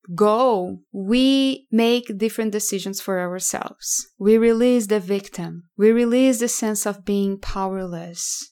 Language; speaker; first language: English; non-native, fluent; Portuguese